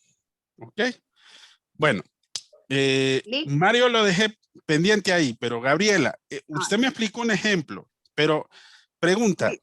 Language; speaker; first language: Spanish; native; Spanish